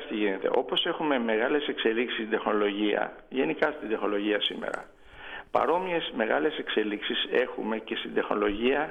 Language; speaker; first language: Greek; native; Greek